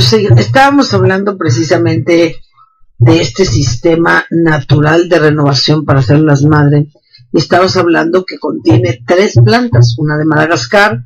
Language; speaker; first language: Spanish; native; Spanish